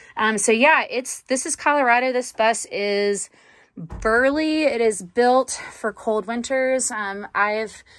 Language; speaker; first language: English; native; English